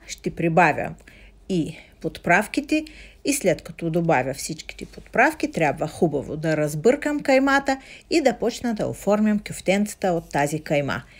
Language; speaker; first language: Bulgarian; non-native, fluent; Russian